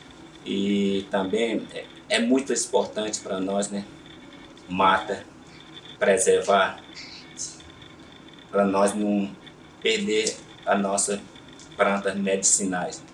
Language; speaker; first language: Portuguese; non-native, local second language; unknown